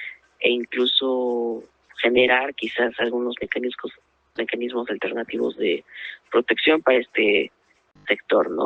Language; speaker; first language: Spanish; native; Spanish